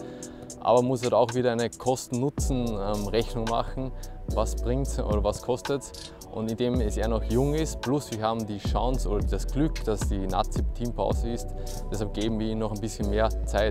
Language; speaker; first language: German; native; German